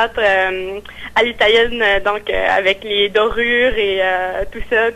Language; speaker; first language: French; native; French